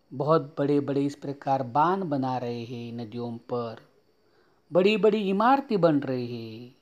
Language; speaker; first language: Hindi; non-native, local second language; Marathi